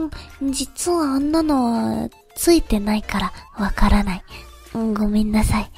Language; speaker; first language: Japanese; non-native, learner; English